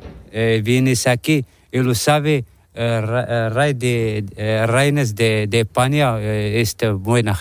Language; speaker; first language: Spanish; non-native, learner; Arabic